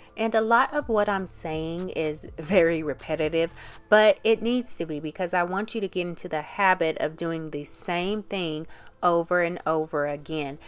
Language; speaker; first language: English; native; English